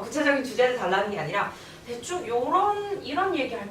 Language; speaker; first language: Korean; native; Korean